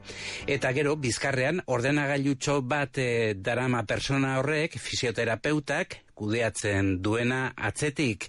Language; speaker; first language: Basque; native; Basque